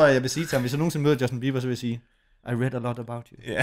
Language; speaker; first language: Danish; native; Danish